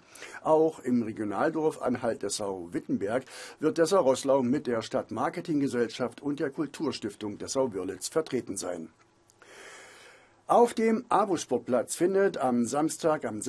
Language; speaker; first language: German; native; German